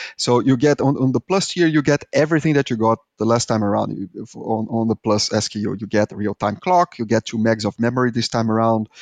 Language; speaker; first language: English; non-native, fluent; Portuguese